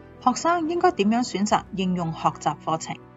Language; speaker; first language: Chinese; non-native, local second language; Cantonese